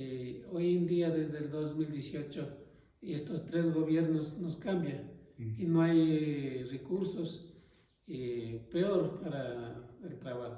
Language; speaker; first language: Spanish; non-native, local second language; Quechua